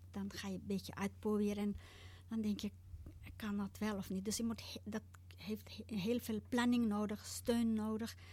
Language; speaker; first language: Dutch; non-native, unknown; Tibetan